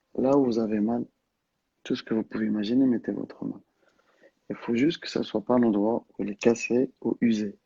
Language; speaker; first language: French; non-native, local second language; Arabic